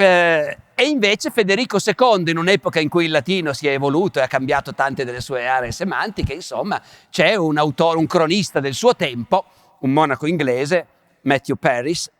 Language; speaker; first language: Italian; native; Italian